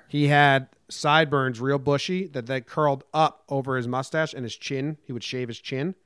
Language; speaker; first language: English; native; English